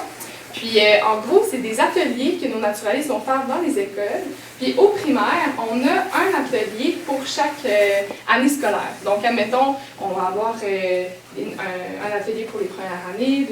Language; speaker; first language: French; native; French